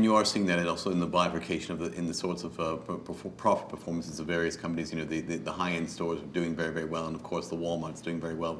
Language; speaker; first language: English; native; English